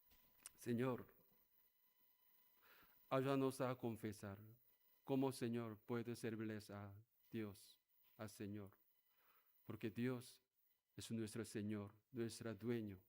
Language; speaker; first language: Spanish; non-native, learner; Korean